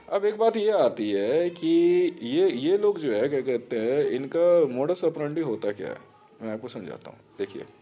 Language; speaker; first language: Hindi; native; Hindi